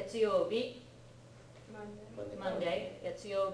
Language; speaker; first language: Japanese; non-native, fluent; English